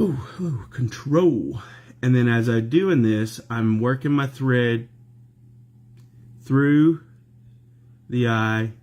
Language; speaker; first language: English; native; English